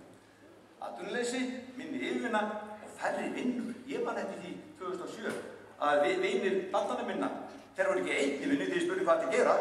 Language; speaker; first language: Icelandic; native; Icelandic